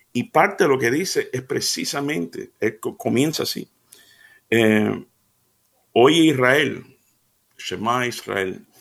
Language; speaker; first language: Spanish; early bilingual, heritage; Spanish